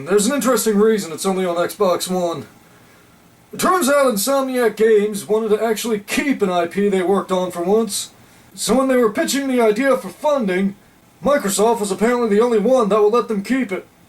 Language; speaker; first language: English; native; English